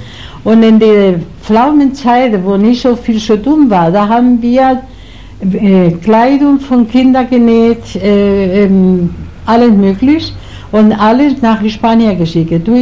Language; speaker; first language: German; non-native, learner; Spanish